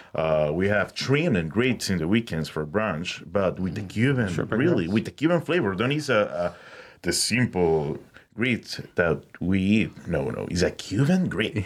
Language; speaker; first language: English; non-native, learner; Spanish